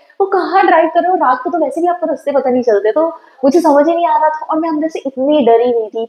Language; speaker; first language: Hindi; native; Hindi